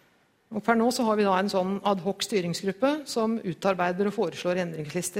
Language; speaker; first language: Norwegian; native; Norwegian